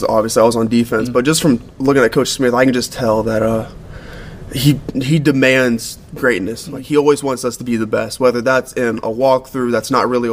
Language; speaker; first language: English; native; English